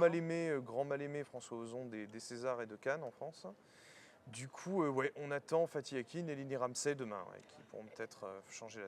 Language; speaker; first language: French; native; French